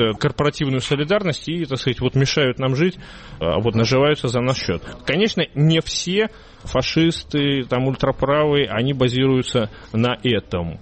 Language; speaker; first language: Russian; native; Russian